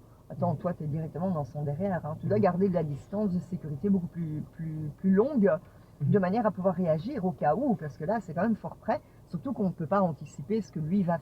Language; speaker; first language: French; native; French